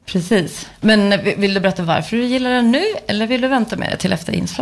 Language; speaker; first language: Swedish; native; Swedish